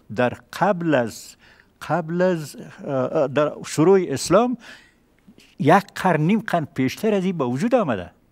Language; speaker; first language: Persian; native; Persian